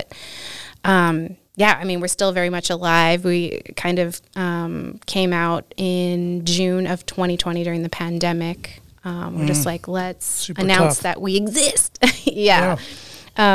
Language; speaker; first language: English; native; English